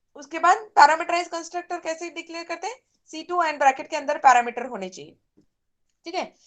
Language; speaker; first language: Hindi; non-native, local second language; Marathi